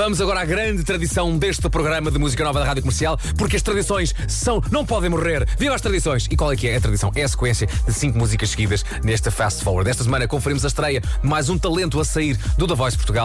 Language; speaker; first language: Portuguese; native; Portuguese